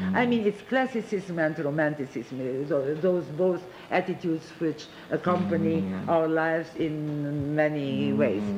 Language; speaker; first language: English; non-native, fluent; Romanian